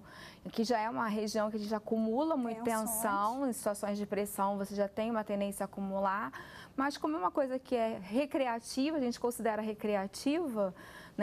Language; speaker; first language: Portuguese; native; Portuguese